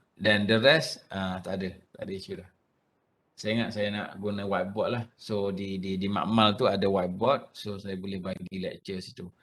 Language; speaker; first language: Malay; native; Malay